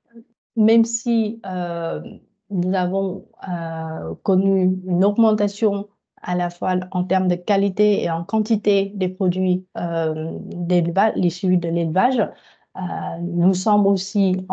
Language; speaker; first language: French; non-native, fluent; Vietnamese